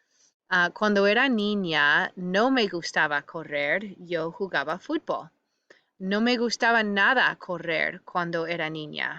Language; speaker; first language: Spanish; non-native, fluent; English